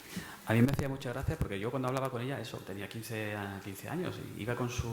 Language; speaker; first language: Spanish; native; Spanish